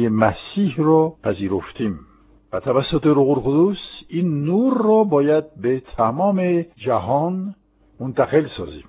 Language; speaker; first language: Persian; non-native, fluent; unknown